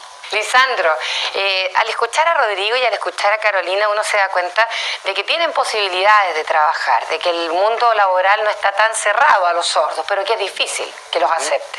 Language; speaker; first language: Spanish; native; Spanish